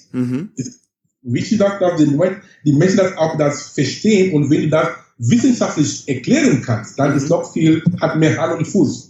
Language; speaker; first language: German; non-native, fluent; English